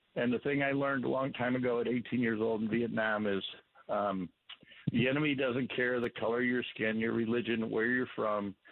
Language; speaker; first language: English; native; English